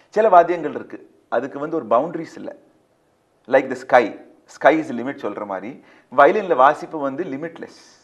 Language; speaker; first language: Tamil; early bilingual, heritage; Tamil